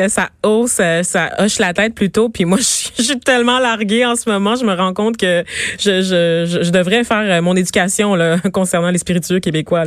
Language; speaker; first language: French; native; French